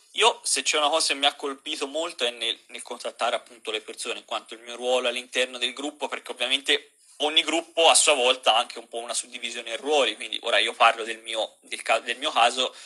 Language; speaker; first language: Italian; native; Italian